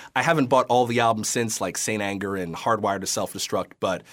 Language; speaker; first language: English; native; English